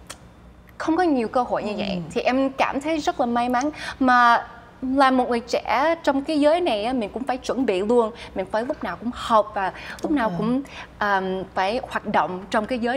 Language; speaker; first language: Vietnamese; early bilingual, heritage; Vietnamese